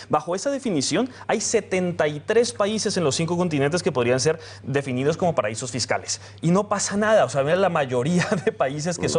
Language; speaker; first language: Spanish; native; Spanish